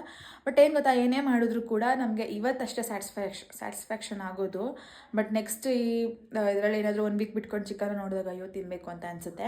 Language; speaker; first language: Kannada; native; Kannada